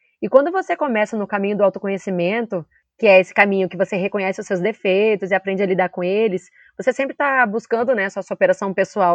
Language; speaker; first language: Portuguese; native; Portuguese